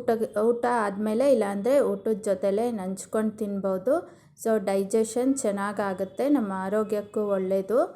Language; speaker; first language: Kannada; native; Kannada